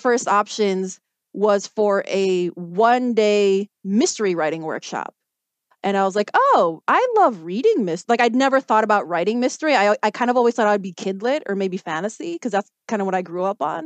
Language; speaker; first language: English; native; English